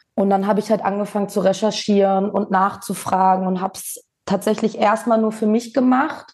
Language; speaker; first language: German; early bilingual, other home language; Bosnian